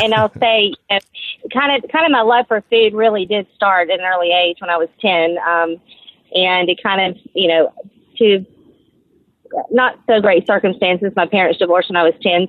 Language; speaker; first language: English; native; English